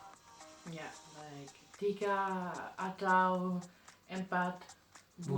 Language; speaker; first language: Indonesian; non-native, learner; German